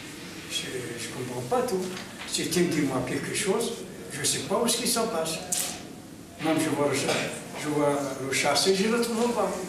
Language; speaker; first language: French; non-native, learner; Arabic